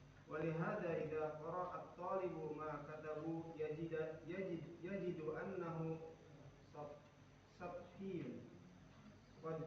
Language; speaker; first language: Arabic; non-native, learner; Indonesian